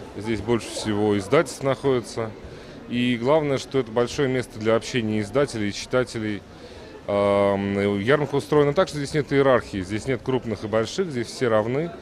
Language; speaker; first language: Russian; native; Russian